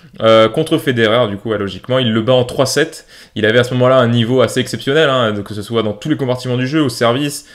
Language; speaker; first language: French; native; French